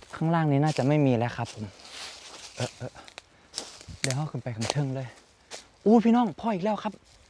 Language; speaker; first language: Thai; native; Thai